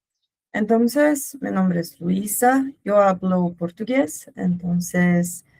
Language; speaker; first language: Spanish; non-native, learner; Portuguese